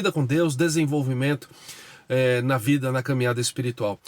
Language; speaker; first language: Portuguese; native; Portuguese